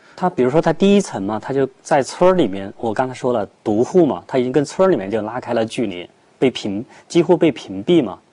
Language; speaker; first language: Chinese; native; Chinese